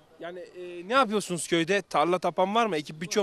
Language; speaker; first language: Turkish; native; Turkish